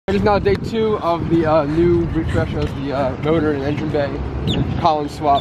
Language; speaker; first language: English; native; English